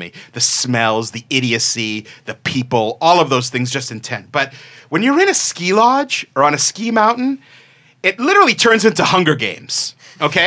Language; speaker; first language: English; native; English